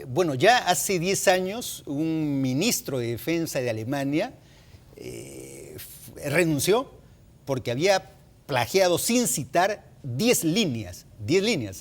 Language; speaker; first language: Spanish; native; Spanish